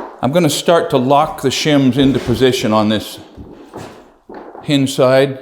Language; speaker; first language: English; native; English